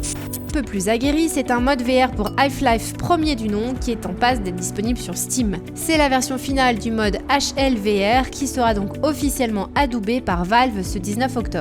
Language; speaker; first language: French; native; French